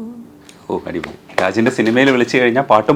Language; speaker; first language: Malayalam; native; Malayalam